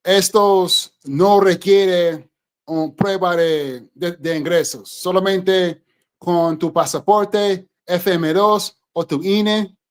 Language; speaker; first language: Spanish; non-native, fluent; English